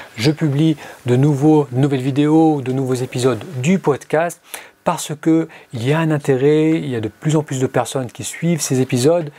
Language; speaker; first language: French; early bilingual, other home language; Arabic